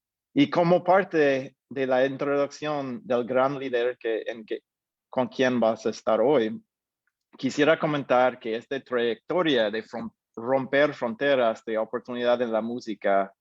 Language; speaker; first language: Spanish; non-native, fluent; English